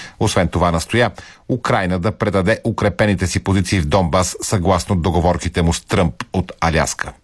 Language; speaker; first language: Bulgarian; native; Bulgarian